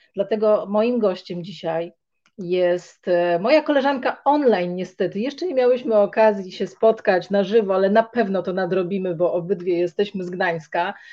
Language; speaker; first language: Polish; native; Polish